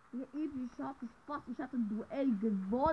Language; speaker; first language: German; native; German